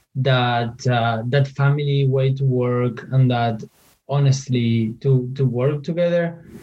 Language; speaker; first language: English; non-native, fluent; Spanish